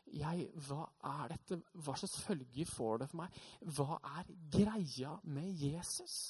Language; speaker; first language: Norwegian; native; Norwegian